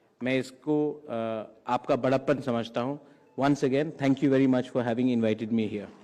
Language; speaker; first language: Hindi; non-native, local second language; Kok Borok